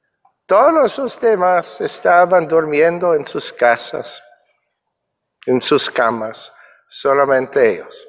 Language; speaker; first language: Spanish; non-native, fluent; English